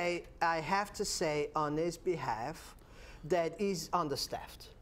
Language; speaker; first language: English; non-native, fluent; Portuguese